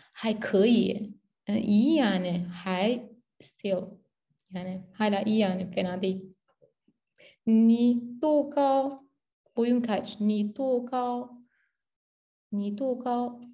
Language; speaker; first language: Chinese; non-native, learner; Turkish